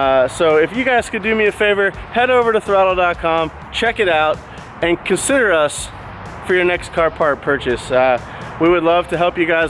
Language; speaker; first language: English; native; English